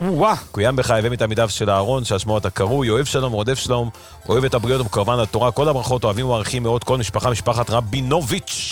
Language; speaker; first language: Hebrew; native; Hebrew